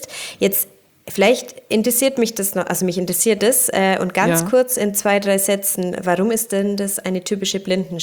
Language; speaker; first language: German; native; German